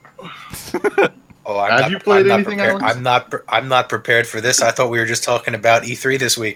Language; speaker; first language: English; native; English